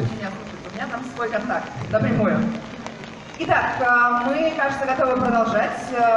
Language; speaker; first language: Russian; native; Russian